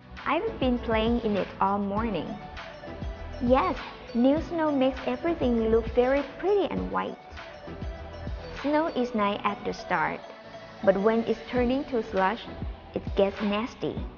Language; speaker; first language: English; non-native, fluent; Thai